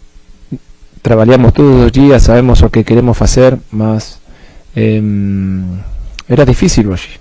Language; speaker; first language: Portuguese; non-native, fluent; Spanish